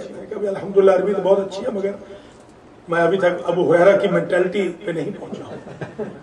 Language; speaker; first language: Urdu; native; Urdu